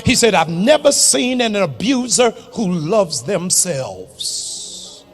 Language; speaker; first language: English; native; English